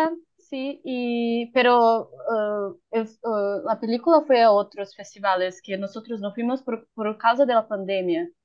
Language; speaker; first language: Spanish; non-native, learner; Portuguese